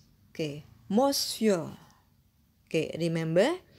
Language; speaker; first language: English; non-native, fluent; Indonesian